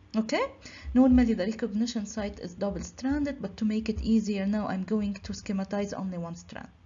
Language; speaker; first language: English; non-native, local second language; Arabic